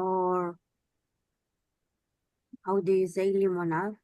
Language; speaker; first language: English; non-native, learner; Spanish